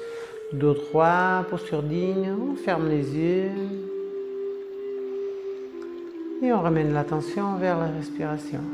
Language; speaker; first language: French; non-native, fluent; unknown